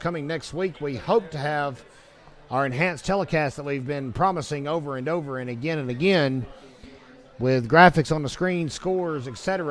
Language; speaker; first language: English; native; English